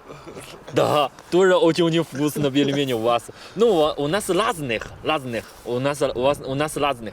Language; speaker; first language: Russian; non-native, learner; Chinese